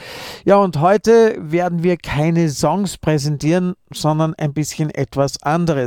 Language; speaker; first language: German; native; German